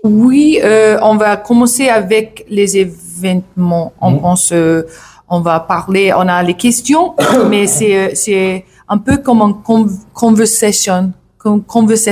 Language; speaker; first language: French; non-native, learner; English